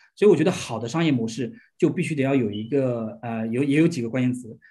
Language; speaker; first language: Chinese; native; Chinese